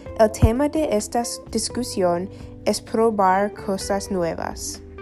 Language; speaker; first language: Spanish; non-native, learner; English